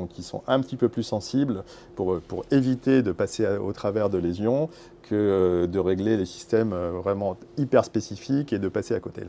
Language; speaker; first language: French; native; French